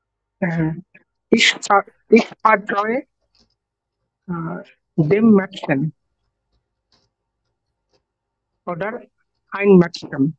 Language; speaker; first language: German; non-native, learner; Bangla